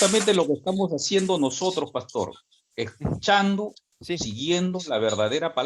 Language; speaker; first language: Spanish; native; Spanish